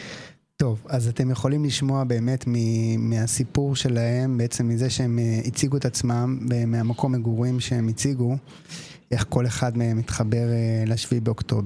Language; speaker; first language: Hebrew; native; Hebrew